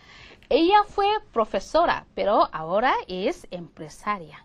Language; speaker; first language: Spanish; non-native, fluent; Korean